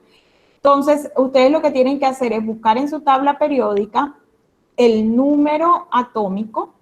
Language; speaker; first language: Spanish; native; Spanish